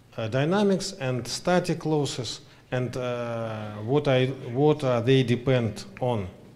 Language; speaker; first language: English; non-native, fluent; Russian